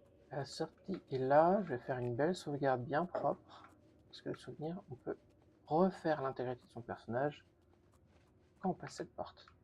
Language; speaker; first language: French; native; French